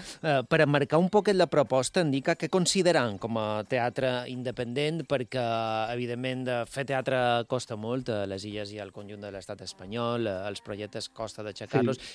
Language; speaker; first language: Catalan; native; Catalan